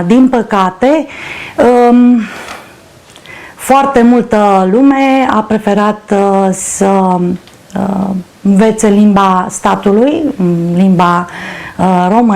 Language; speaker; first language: Romanian; non-native, local second language; Ukrainian